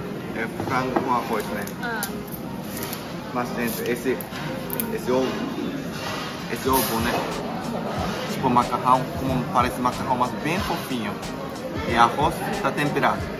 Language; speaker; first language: Portuguese; non-native, fluent; Japanese